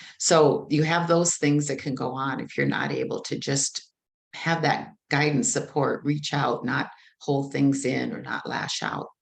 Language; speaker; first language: English; native; English